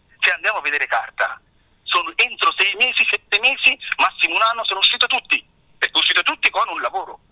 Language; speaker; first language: Italian; non-native, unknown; Bangla